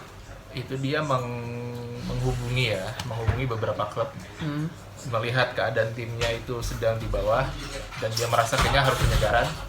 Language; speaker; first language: Indonesian; native; Indonesian